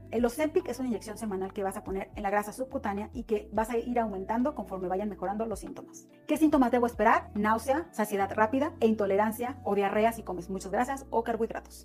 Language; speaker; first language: Spanish; native; Spanish